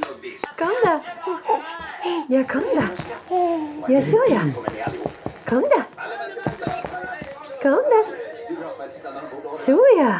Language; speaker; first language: Swedish; native; Swedish